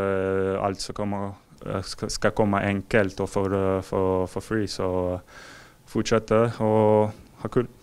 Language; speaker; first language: Swedish; non-native, fluent; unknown